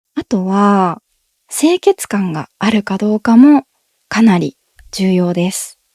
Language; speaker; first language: Japanese; native; Japanese